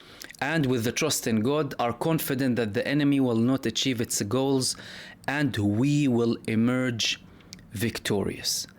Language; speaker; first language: English; non-native, fluent; Arabic